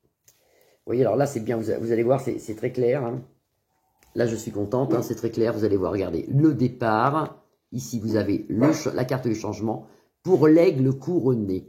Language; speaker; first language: French; native; French